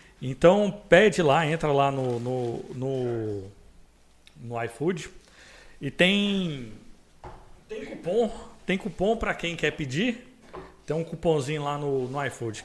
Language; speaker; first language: Portuguese; native; Portuguese